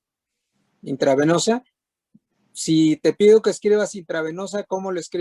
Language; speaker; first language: Spanish; native; Spanish